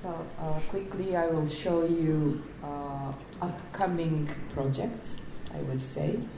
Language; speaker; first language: English; non-native, fluent; Japanese